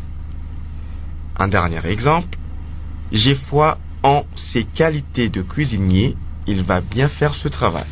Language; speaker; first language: French; non-native, local second language; Lingala